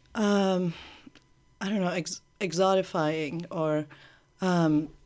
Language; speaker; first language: English; early bilingual, other home language; Persian